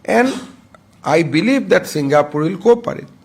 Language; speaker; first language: English; non-native, local second language; Assamese